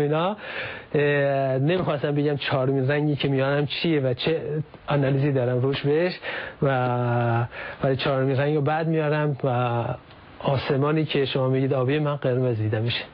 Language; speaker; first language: Persian; native; Persian